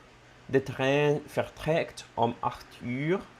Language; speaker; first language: Dutch; non-native, learner; Italian